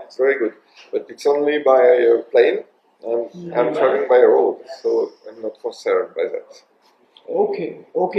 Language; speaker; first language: English; non-native, learner; French